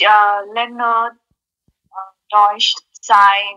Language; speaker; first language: German; non-native, learner; Vietnamese